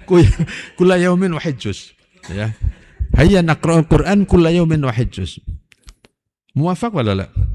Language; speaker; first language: Arabic; non-native, fluent; Indonesian